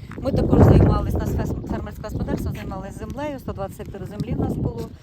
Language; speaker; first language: Ukrainian; native; Ukrainian